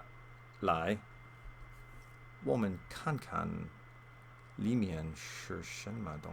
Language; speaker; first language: Chinese; non-native, learner; English